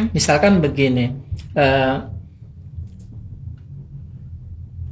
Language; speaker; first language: English; non-native, fluent; Indonesian